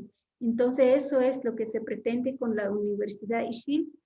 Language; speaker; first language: Spanish; non-native, local second language; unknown